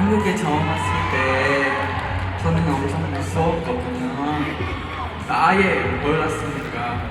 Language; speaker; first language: Korean; non-native, fluent; Filipino